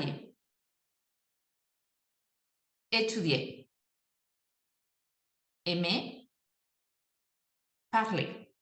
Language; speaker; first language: French; non-native, fluent; Spanish